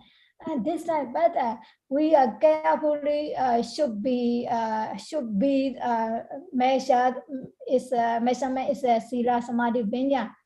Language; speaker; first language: English; non-native, learner; Burmese